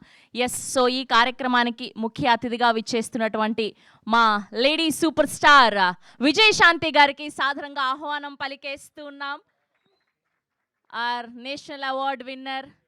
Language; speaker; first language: Telugu; native; Telugu